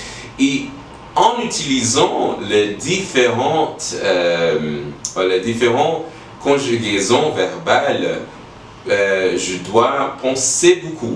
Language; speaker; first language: French; non-native, learner; English